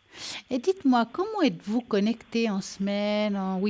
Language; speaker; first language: French; native; French